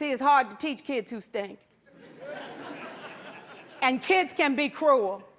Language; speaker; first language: English; native; English